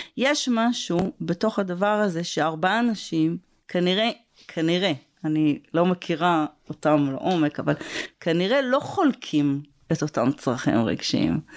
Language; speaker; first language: Hebrew; native; Hebrew